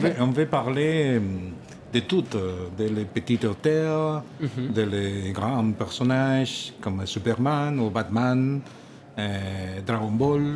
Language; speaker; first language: French; non-native, learner; Catalan